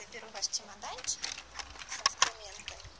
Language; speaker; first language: Russian; native; Russian